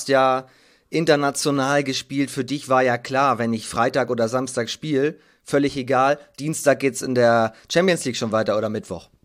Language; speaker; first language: German; native; German